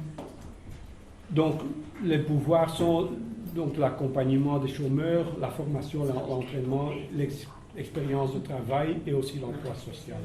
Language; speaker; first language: French; non-native, local second language; Dutch